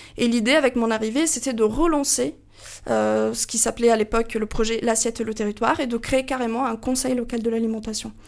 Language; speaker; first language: French; non-native, fluent; Portuguese